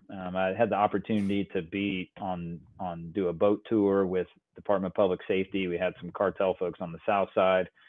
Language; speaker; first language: English; native; English